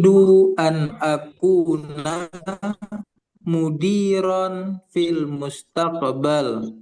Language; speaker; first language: Arabic; non-native, learner; Indonesian